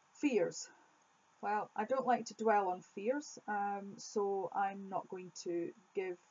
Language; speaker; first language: English; native; English